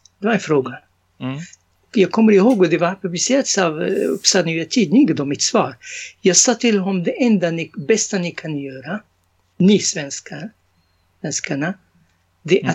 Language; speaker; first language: Swedish; non-native, fluent; Arabic